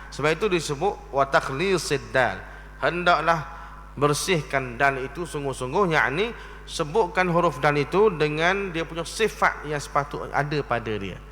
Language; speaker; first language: Malay; native; Malay